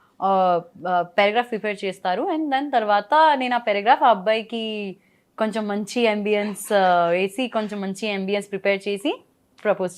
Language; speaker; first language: Telugu; non-native, learner; Gujarati